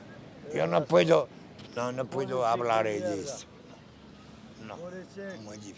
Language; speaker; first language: Spanish; non-native, learner; Arabic